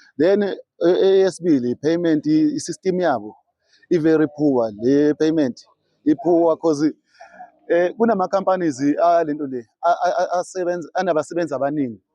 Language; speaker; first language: Zulu; native; Zulu